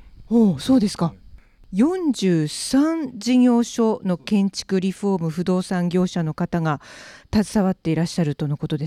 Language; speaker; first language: Japanese; native; Japanese